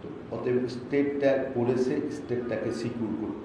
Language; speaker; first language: English; non-native, local second language; Bangla